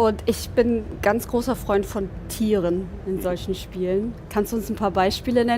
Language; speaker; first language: German; native; German